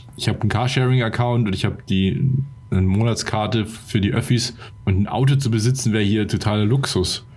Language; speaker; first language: German; early bilingual, other home language; Polish